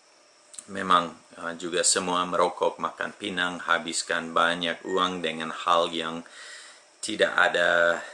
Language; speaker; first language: Indonesian; non-native, fluent; English